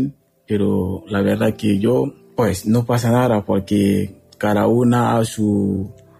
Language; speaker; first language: Spanish; non-native, learner; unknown